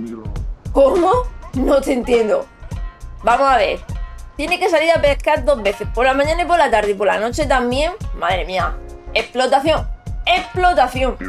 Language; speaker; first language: Spanish; native; Spanish